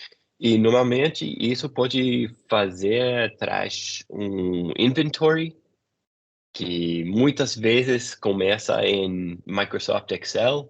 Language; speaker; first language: Portuguese; non-native, fluent; English